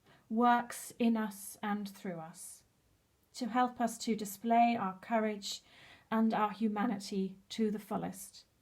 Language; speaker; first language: English; native; English